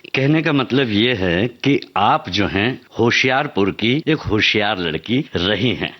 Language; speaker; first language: Hindi; native; Hindi